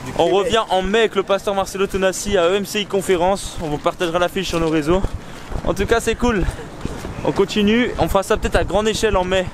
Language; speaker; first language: French; native; French